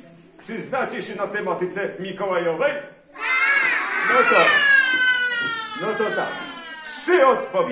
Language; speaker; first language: Polish; native; Polish